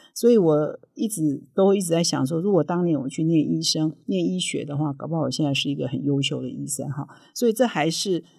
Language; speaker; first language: Chinese; native; Chinese